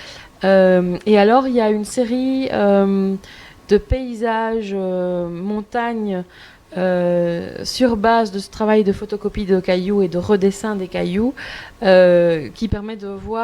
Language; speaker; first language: French; native; French